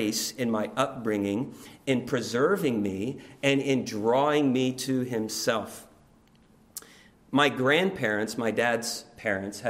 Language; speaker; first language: English; native; English